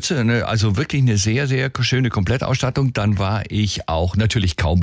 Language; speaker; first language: German; native; German